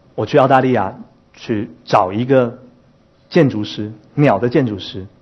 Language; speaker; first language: Chinese; native; Chinese